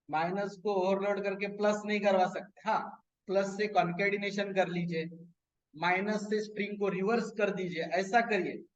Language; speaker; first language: Hindi; non-native, local second language; Marathi